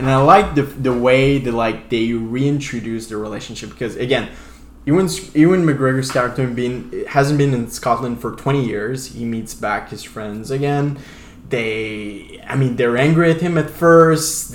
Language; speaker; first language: English; non-native, fluent; French